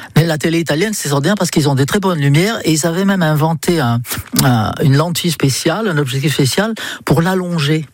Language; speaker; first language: French; non-native, fluent; English